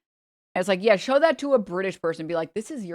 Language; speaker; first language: English; native; English